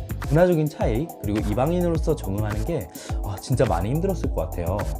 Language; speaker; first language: Korean; native; Korean